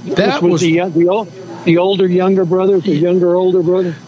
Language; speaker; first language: English; native; English